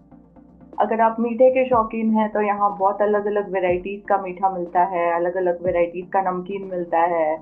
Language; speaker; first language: Hindi; native; Hindi